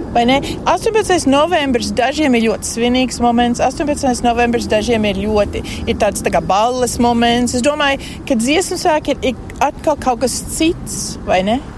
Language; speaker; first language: Latvian; native; Latvian